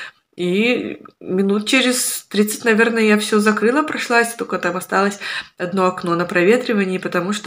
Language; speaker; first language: Russian; native; Russian